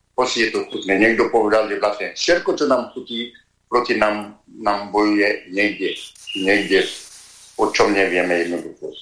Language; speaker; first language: Slovak; non-native, fluent; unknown